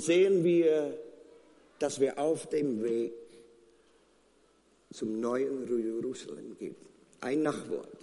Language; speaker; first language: German; non-native, fluent; Afrikaans